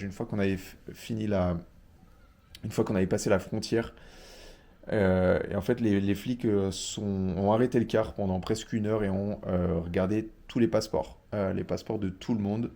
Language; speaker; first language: French; native; French